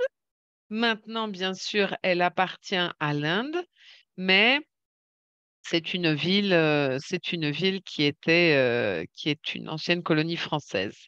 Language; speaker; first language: French; native; French